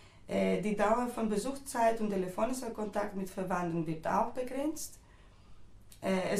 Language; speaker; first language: German; non-native, fluent; Greek